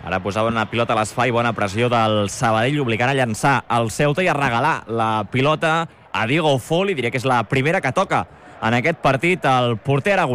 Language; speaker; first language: Catalan; native; Catalan